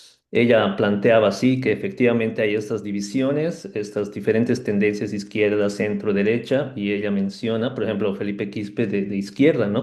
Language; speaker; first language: Spanish; native; Spanish